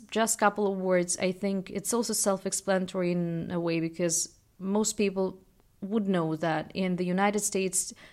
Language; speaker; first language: English; non-native, fluent; Russian